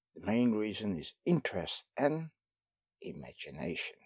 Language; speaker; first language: English; non-native, fluent; Dutch